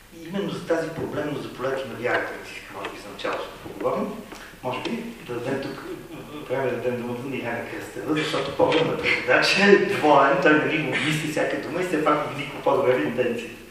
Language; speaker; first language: Bulgarian; native; Bulgarian